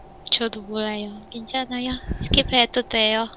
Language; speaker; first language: Korean; non-native, learner; Indonesian